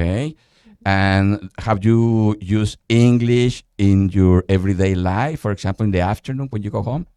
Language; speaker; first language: English; non-native, fluent; Spanish